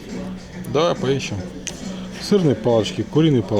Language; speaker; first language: Russian; native; Russian